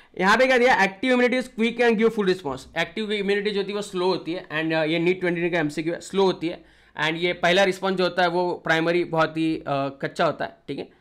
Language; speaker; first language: Hindi; non-native, local second language; Marathi